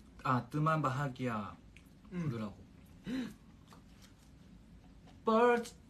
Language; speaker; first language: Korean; non-native, fluent; Chinese